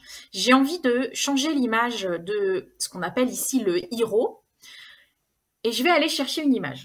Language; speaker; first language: French; native; French